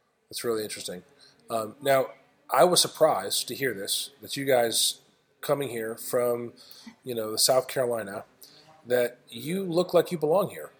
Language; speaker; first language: English; native; English